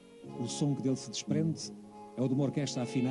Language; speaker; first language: Portuguese; native; Portuguese